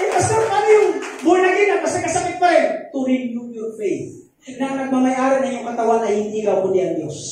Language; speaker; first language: Filipino; non-native, local second language; Cebuano